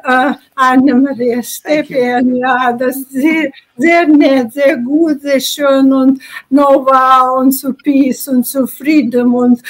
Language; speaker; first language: German; non-native, learner; Ukrainian